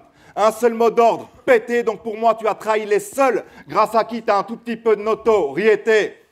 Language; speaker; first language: French; native; French